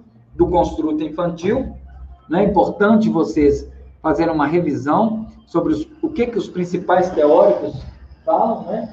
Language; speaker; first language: Portuguese; native; Portuguese